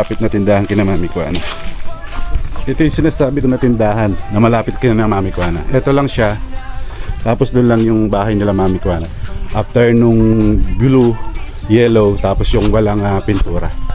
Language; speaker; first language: Filipino; non-native, local second language; Pampanga